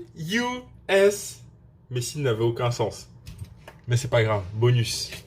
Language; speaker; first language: French; early bilingual, other home language; Russian